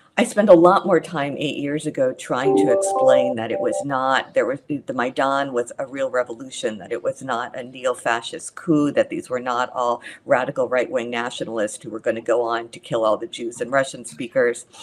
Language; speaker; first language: English; native; English